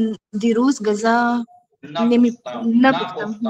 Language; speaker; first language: Persian; non-native, learner; Urdu